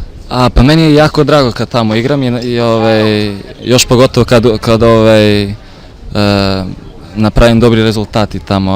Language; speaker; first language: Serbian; early bilingual, heritage; Serbian